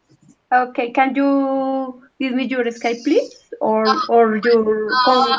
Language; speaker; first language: English; non-native, learner; Spanish